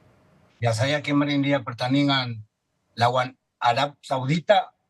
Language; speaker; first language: Indonesian; non-native, fluent; Spanish